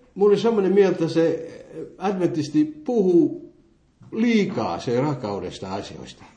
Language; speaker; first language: Finnish; non-native, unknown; Morisyen